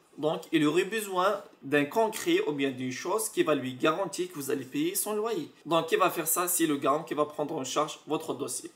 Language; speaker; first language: French; non-native, local second language; Arabic